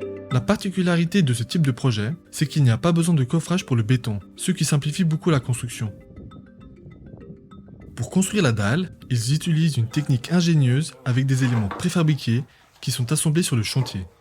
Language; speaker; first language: French; native; French